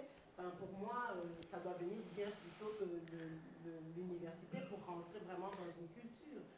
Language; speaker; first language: French; native; French